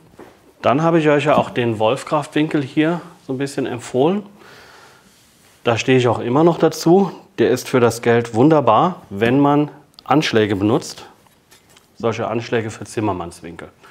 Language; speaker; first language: German; native; German